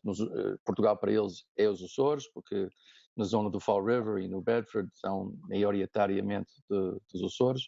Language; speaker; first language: Portuguese; non-native, fluent; English